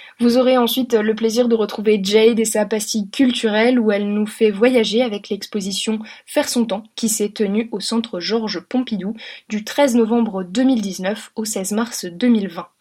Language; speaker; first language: French; native; French